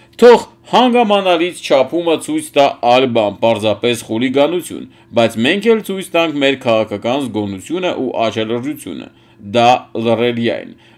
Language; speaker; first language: Armenian; native; Armenian